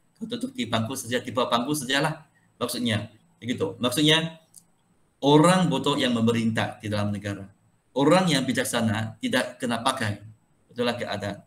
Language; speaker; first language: Malay; non-native, local second language; Chinese